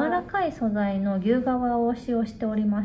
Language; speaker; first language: Japanese; native; Japanese